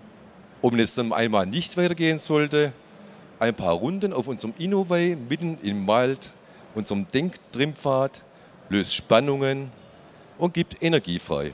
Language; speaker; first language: German; native; German